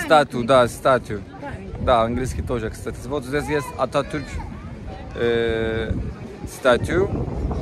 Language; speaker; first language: Russian; non-native, learner; Turkish